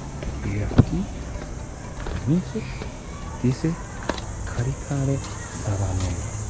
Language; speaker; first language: Spanish; non-native, learner; Japanese